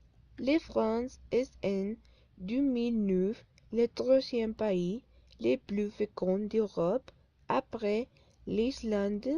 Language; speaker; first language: French; non-native, learner; Spanish